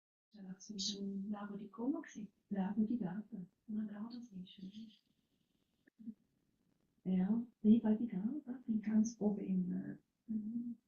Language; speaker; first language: German; non-native, learner; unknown